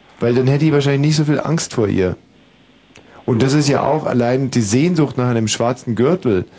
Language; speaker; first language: German; native; German